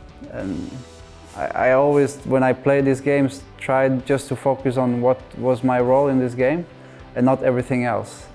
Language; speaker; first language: English; non-native, fluent; Norwegian